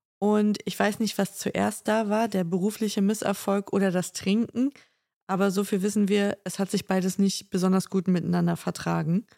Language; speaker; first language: German; native; German